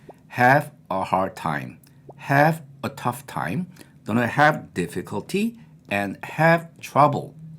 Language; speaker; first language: English; non-native, fluent; Korean